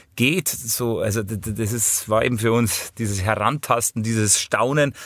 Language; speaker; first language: German; native; German